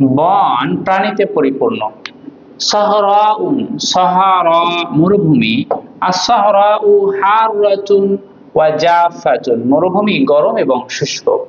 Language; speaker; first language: Bangla; native; Bangla